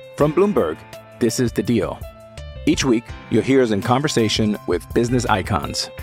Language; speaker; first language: English; native; English